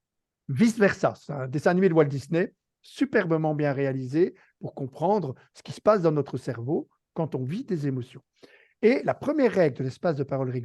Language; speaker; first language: French; native; French